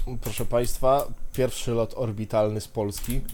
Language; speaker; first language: Polish; native; Polish